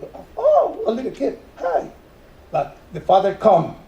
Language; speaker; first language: English; non-native, learner; Spanish